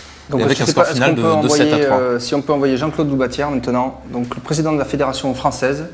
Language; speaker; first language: French; native; French